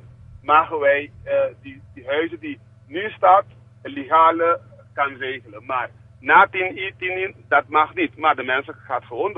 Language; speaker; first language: Dutch; non-native, local second language; Papiamento